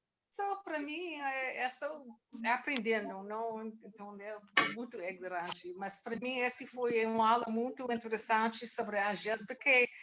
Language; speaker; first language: Portuguese; non-native, learner; English